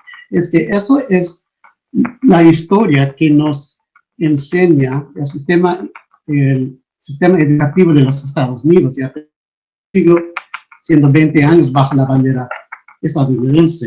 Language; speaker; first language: Spanish; non-native, fluent; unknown